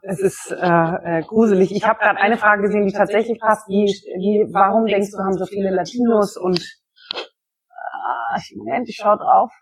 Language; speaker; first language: German; native; German